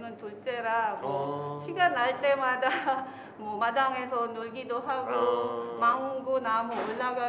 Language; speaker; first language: Korean; non-native, fluent; Filipino